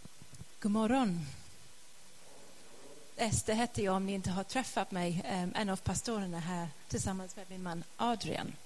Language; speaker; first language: Swedish; non-native, fluent; English